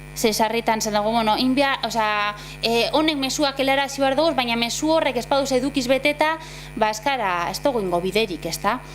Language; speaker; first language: Basque; native; Basque